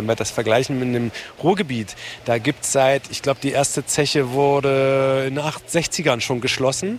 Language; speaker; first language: German; native; German